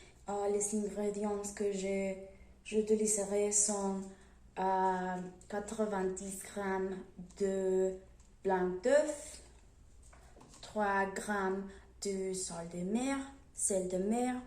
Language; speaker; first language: French; non-native, learner; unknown